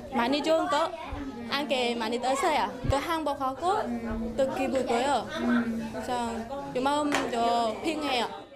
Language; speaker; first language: Korean; non-native, learner; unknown